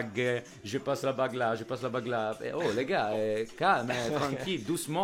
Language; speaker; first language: French; non-native, fluent; Italian